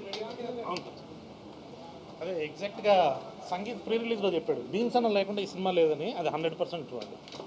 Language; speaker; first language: Telugu; native; Telugu